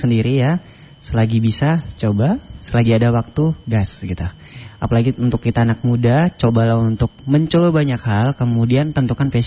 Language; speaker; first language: Indonesian; non-native, local second language; Javanese